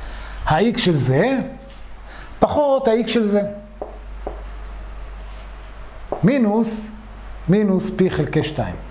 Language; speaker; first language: Hebrew; native; Hebrew